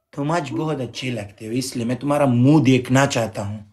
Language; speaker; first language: Urdu; non-native, learner; Pashto